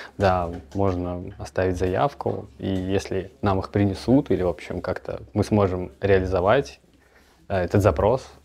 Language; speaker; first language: Russian; native; Russian